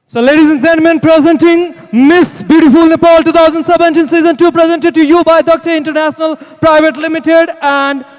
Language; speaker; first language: English; non-native, local second language; Nepali